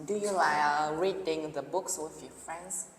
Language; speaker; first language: English; non-native, learner; Vietnamese